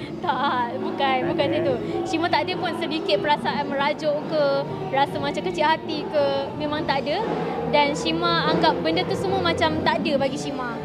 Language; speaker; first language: Malay; native; Malay